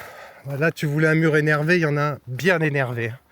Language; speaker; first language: French; native; French